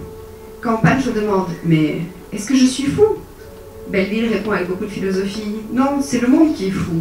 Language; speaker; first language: French; native; French